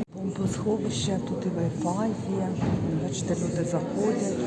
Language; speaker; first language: Ukrainian; native; Ukrainian